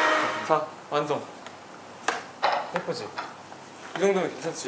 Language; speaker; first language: Korean; native; Korean